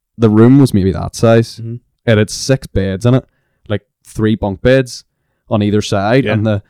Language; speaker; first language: English; native; English